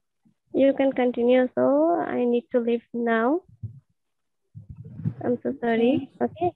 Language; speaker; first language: English; non-native, learner; Bangla